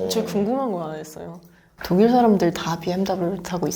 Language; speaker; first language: Korean; non-native, fluent; Chinese